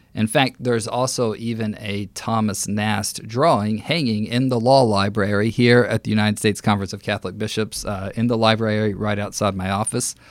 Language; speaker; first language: English; native; English